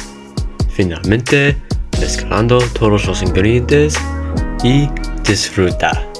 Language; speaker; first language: Spanish; non-native, learner; English